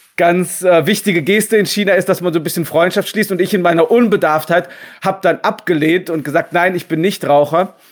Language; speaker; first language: German; native; German